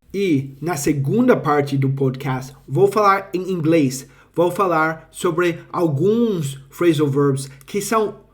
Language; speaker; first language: Portuguese; non-native, fluent; English